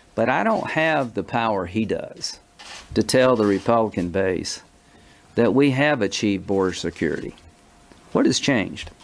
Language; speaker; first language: English; native; English